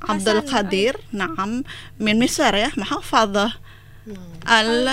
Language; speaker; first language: Arabic; non-native, fluent; Indonesian